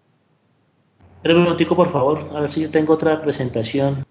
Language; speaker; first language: Spanish; native; Spanish